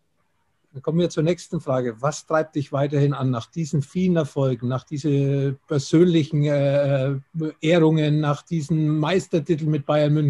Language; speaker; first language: German; native; German